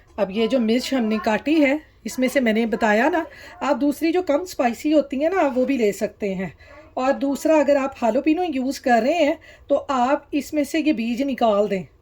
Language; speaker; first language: Urdu; non-native, local second language; Punjabi